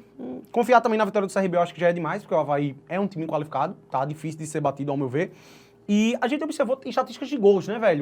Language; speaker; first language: Portuguese; native; Portuguese